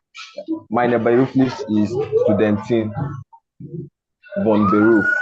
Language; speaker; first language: German; non-native, learner; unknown